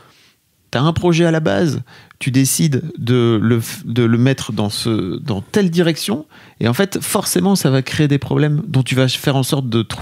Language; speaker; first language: French; native; French